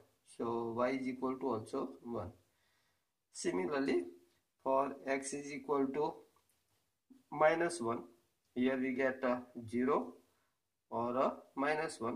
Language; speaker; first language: English; non-native, local second language; Gujarati